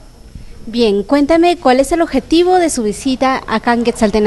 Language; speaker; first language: Spanish; native; Spanish